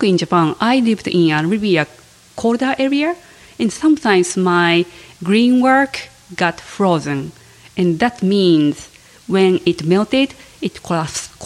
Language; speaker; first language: English; non-native, fluent; Japanese